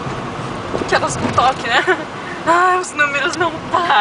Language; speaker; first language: Portuguese; native; Portuguese